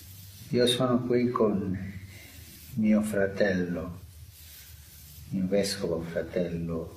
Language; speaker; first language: Italian; non-native, fluent; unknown